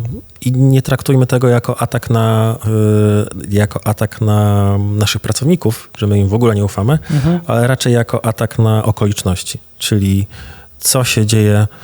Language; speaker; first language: Polish; native; Polish